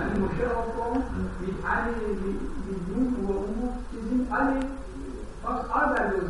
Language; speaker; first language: German; non-native, learner; Persian